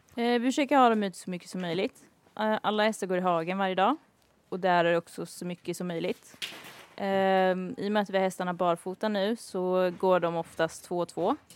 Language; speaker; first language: Swedish; native; Swedish